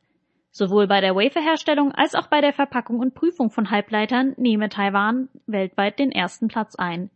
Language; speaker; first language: German; native; German